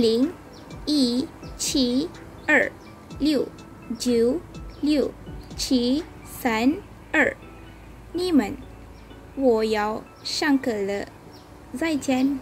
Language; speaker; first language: Chinese; non-native, learner; Malay